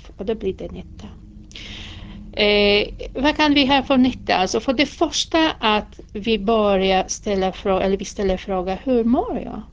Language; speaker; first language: Swedish; non-native, fluent; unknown